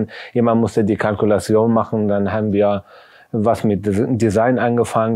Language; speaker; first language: German; non-native, fluent; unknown